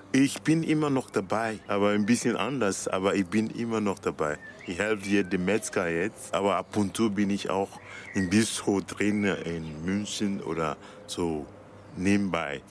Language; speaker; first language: German; non-native, learner; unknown